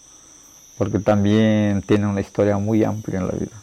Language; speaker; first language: Spanish; non-native, local second language; Shipibo-Conibo